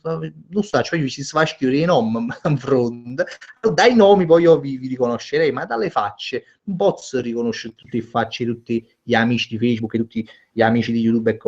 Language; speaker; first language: Italian; native; Italian